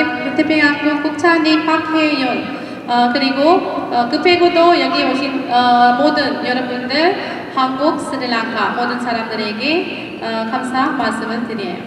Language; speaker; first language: Korean; non-native, fluent; Sinhala